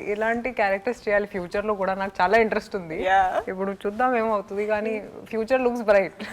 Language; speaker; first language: Telugu; non-native, fluent; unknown